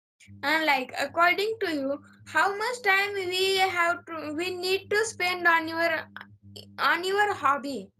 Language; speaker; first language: English; non-native, learner; Marathi